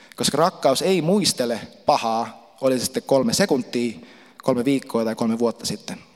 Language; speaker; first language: Finnish; native; Finnish